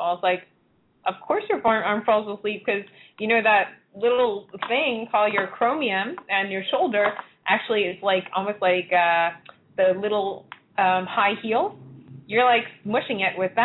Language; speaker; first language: English; non-native, local second language; Cantonese